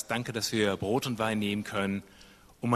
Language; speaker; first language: German; native; German